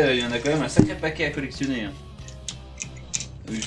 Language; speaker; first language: French; native; French